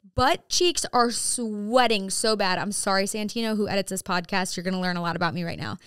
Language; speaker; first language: English; native; English